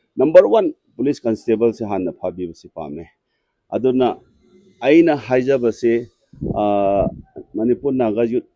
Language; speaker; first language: Manipuri; non-native, local second language; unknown